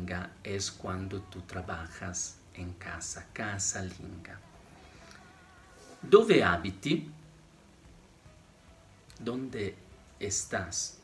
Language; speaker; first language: Spanish; non-native, fluent; Italian